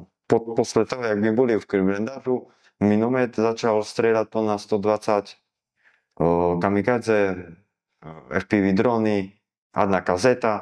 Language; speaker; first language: Russian; non-native, learner; Slovak